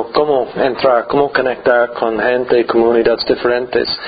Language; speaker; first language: Spanish; non-native, learner; English